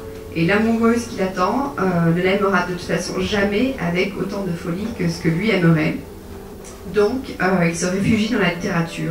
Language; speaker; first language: French; native; French